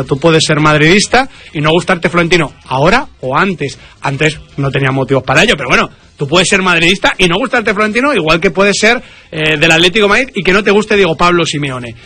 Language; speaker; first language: Spanish; native; Spanish